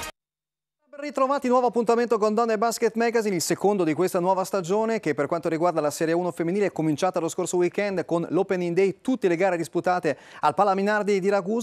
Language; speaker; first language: Italian; native; Italian